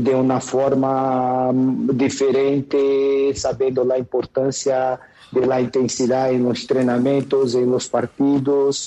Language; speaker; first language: Spanish; non-native, fluent; Portuguese